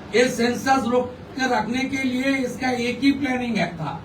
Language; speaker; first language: Hindi; non-native, local second language; Bangla